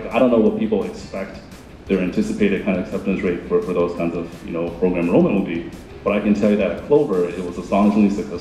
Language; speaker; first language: English; native; English